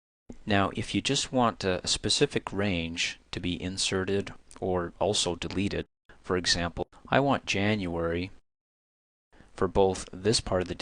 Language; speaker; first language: English; native; English